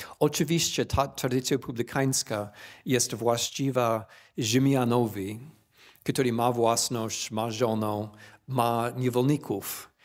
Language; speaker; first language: Polish; non-native, fluent; English